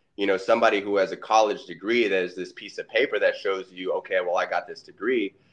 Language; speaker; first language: English; native; English